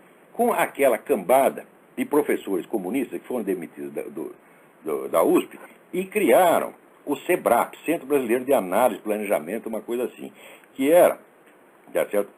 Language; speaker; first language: Portuguese; native; Portuguese